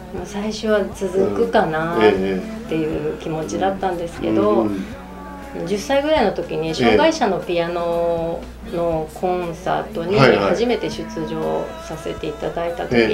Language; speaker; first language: Japanese; native; Japanese